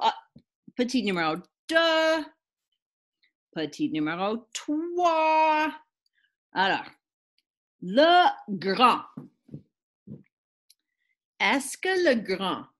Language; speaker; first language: French; non-native, fluent; English